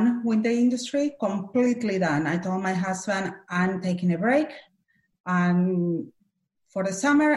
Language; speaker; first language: English; non-native, fluent; Spanish